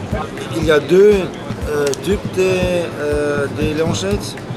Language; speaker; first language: French; non-native, fluent; German